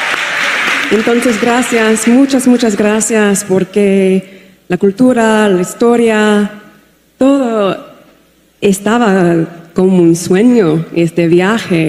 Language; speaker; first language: Spanish; non-native, learner; English